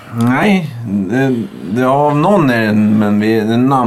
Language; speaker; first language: Swedish; native; Swedish